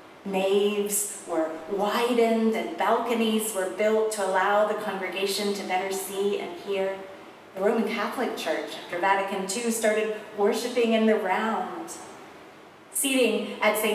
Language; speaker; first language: English; native; English